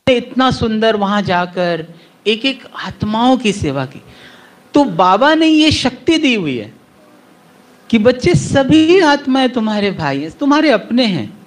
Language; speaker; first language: Hindi; native; Hindi